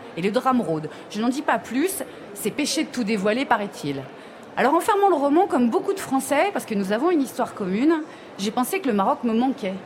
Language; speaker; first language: French; native; French